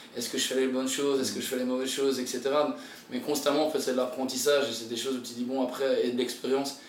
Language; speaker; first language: French; native; French